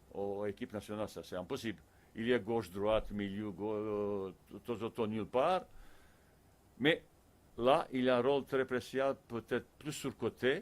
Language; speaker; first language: French; non-native, fluent; Bosnian